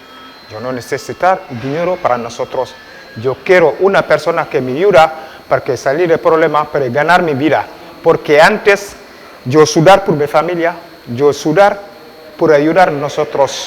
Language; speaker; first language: Spanish; non-native, learner; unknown